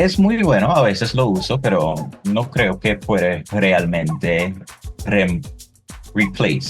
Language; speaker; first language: Spanish; non-native, fluent; English